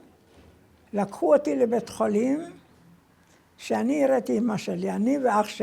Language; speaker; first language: Hebrew; non-native, fluent; Persian